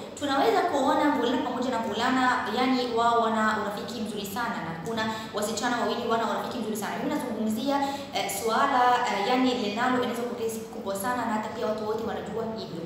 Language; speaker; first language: Swahili; non-native, fluent; Arabic